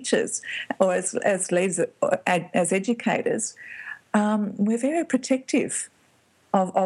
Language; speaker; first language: English; native; English